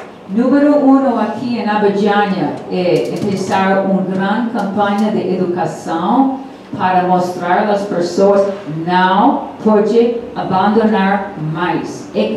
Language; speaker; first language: Portuguese; non-native, learner; English